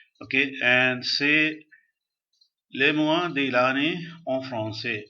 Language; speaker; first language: French; non-native, fluent; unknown